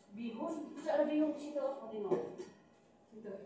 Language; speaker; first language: Indonesian; non-native, learner; Filipino